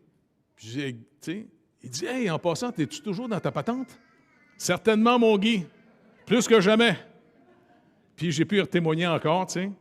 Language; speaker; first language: French; native; French